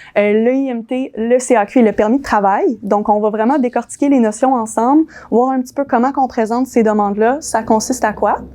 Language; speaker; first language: French; early bilingual, other home language; English